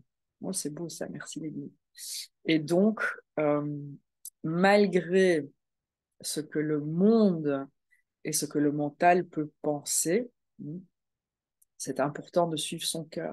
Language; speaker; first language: French; native; French